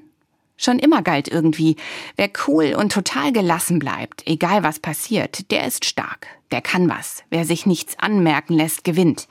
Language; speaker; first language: German; native; German